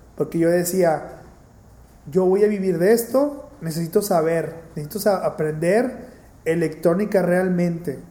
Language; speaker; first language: Spanish; native; Spanish